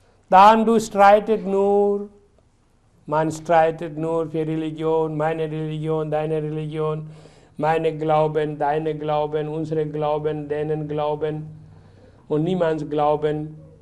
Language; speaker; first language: German; non-native, fluent; Hindi